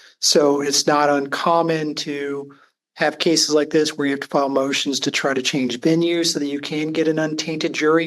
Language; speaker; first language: English; native; English